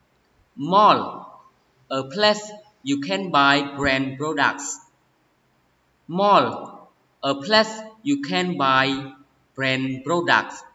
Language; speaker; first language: English; non-native, learner; Khmer